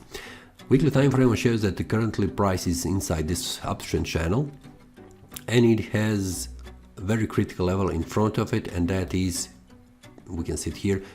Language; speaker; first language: English; non-native, fluent; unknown